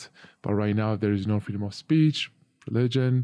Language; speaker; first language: English; non-native, fluent; Turkish